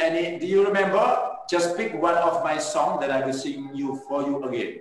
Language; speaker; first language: English; non-native, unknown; Indonesian